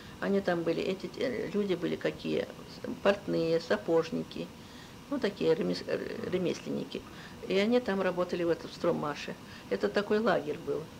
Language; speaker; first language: Russian; native; Russian